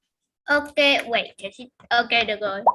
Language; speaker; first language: Vietnamese; native; Vietnamese